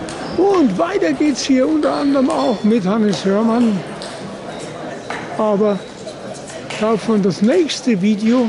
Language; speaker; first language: German; native; German